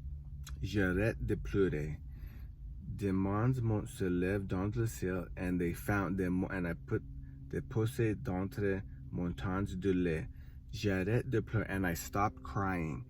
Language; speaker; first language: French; non-native, learner; English